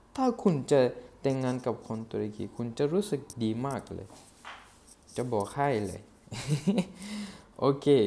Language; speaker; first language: Thai; non-native, fluent; Turkish